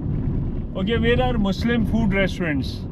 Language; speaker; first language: English; non-native, local second language; Urdu